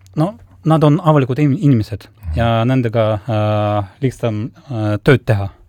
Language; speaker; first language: Estonian; non-native, local second language; Russian